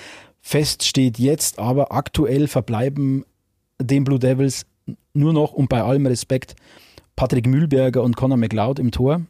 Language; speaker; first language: German; native; German